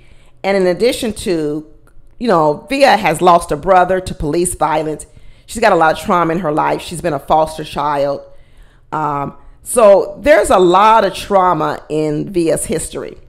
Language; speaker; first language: English; native; English